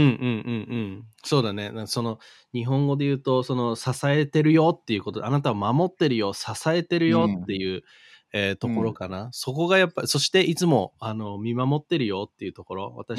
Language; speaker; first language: Japanese; native; Japanese